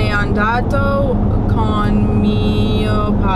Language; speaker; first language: Italian; non-native, learner; English